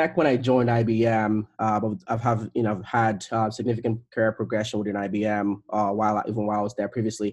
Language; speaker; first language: English; non-native, local second language; Igbo